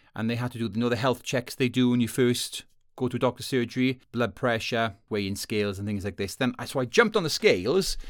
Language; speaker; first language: English; native; English